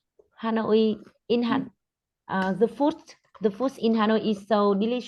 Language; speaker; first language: English; non-native, learner; Vietnamese